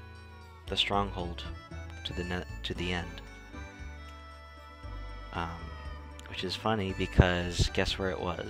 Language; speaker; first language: English; native; English